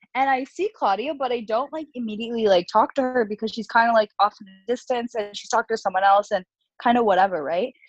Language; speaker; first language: English; early bilingual, other home language; Urdu